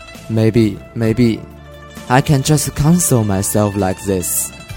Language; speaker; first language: English; non-native, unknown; Chinese